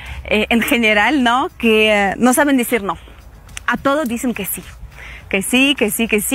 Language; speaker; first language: Spanish; non-native, fluent; Russian